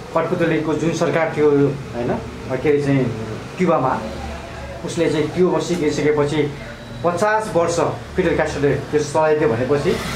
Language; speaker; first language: Nepali; native; Nepali